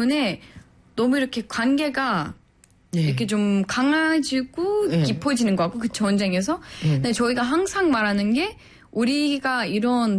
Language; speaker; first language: Korean; non-native, fluent; Turkish